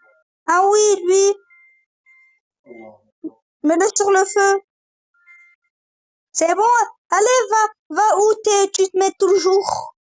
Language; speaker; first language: French; native; French